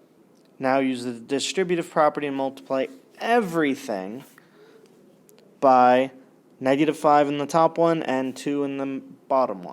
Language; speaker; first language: English; native; English